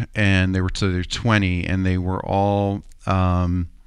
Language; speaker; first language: English; native; English